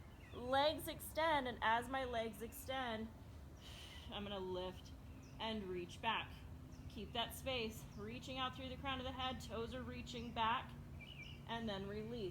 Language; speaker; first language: English; native; English